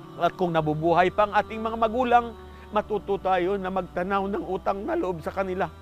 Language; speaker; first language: Filipino; non-native, local second language; Hiligaynon